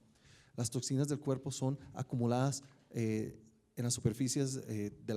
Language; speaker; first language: Spanish; native; Spanish